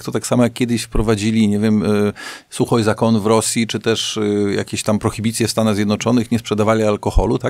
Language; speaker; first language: Polish; native; Polish